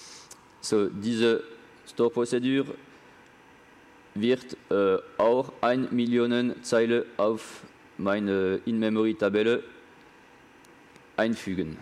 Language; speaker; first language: German; non-native, learner; French